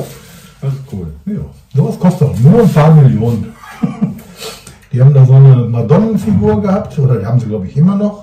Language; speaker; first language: German; native; German